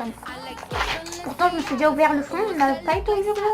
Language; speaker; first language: French; native; French